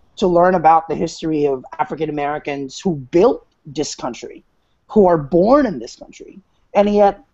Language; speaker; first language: English; non-native, local second language; Filipino